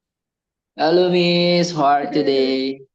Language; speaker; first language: English; non-native, learner; Indonesian